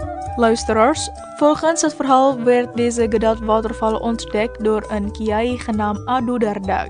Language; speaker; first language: Dutch; non-native, fluent; Indonesian